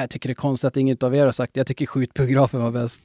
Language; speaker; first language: Swedish; native; Swedish